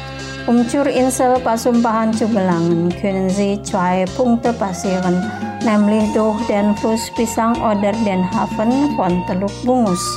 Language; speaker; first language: German; non-native, fluent; Indonesian